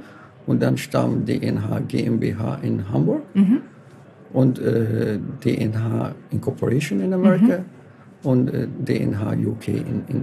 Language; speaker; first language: German; non-native, fluent; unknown